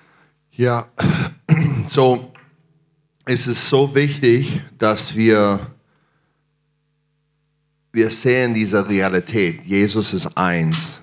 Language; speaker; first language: German; non-native, fluent; English